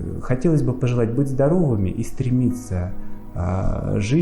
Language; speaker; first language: Russian; native; Russian